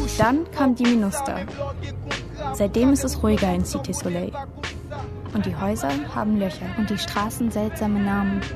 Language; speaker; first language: German; native; German